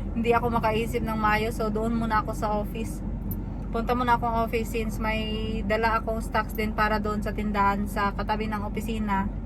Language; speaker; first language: Filipino; non-native, local second language; Cebuano